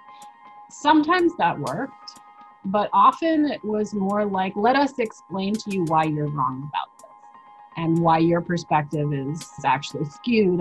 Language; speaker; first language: English; native; English